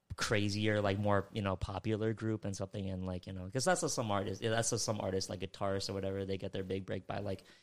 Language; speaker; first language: English; early bilingual, other home language; Filipino